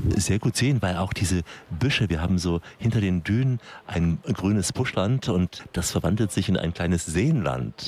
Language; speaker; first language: German; native; German